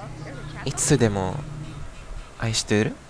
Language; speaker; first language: Japanese; non-native, learner; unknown